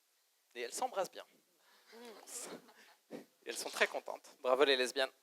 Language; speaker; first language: French; native; French